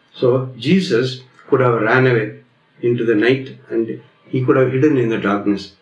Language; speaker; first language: English; non-native, local second language; Tamil